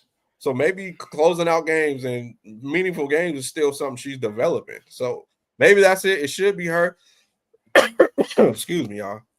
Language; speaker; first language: English; native; English